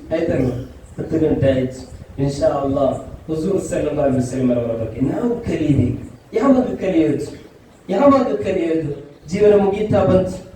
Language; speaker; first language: Kannada; non-native, local second language; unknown